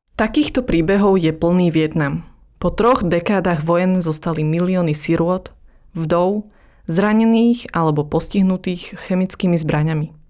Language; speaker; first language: Slovak; early bilingual, other home language; Vietnamese